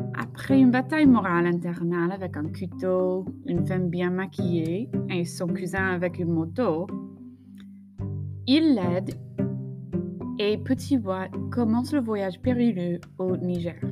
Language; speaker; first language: French; non-native, fluent; English